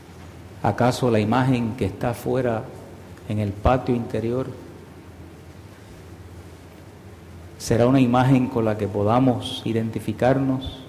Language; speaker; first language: Spanish; native; Spanish